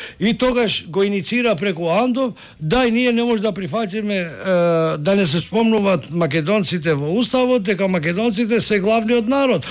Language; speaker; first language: Macedonian; non-native, local second language; Albanian